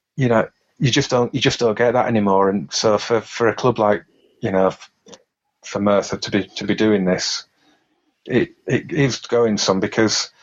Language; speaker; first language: English; native; English